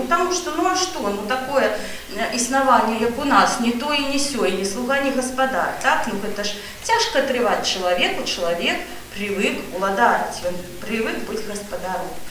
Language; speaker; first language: Belarusian; non-native, local second language; Russian